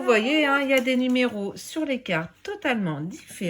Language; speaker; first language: French; native; French